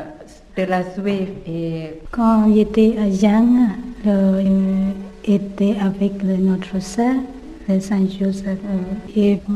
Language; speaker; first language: French; non-native, learner; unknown